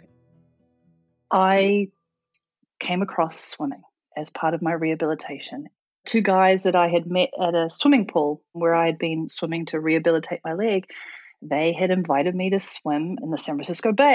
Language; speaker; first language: English; native; English